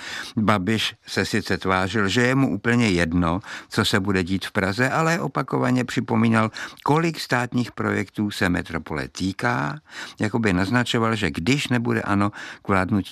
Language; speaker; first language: Czech; native; Czech